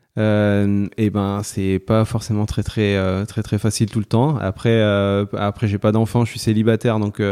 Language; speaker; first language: French; native; French